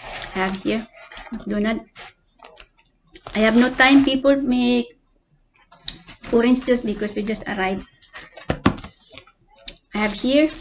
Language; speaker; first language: English; non-native, learner; Cebuano